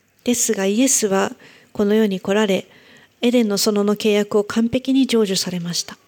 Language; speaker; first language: Japanese; native; Japanese